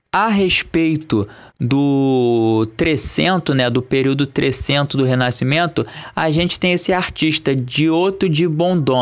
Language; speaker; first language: Portuguese; native; Portuguese